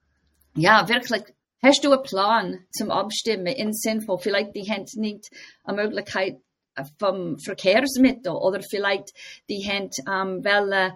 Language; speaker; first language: German; non-native, fluent; English